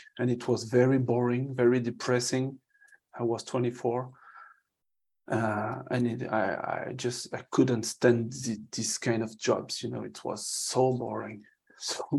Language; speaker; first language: English; non-native, fluent; French